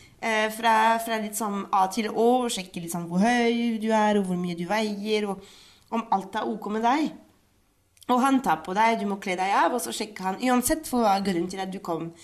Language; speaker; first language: Norwegian; non-native, fluent; French